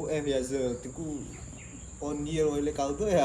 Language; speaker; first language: Turkish; non-native, learner; Indonesian